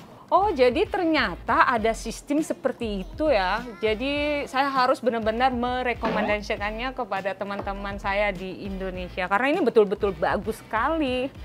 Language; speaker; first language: Indonesian; native; Indonesian